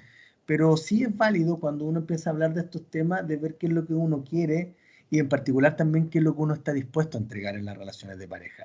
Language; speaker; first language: Spanish; native; Spanish